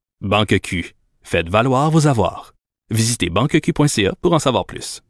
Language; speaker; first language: French; native; French